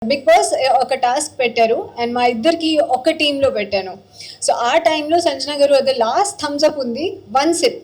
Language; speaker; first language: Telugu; non-native, learner; Hindi